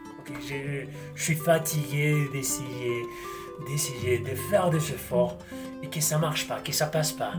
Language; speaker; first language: French; non-native, fluent; Spanish